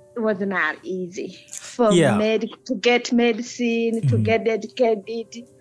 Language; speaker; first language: English; early bilingual, other home language; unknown